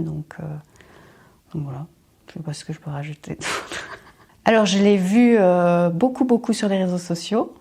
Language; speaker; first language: French; native; French